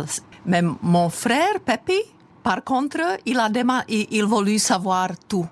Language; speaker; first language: French; non-native, fluent; Czech